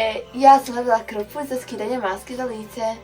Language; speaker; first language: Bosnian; early bilingual, heritage; Serbian